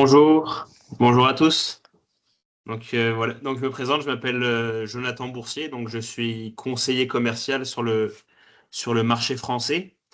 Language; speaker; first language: French; native; French